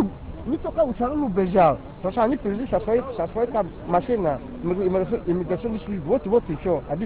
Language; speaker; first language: Russian; non-native, learner; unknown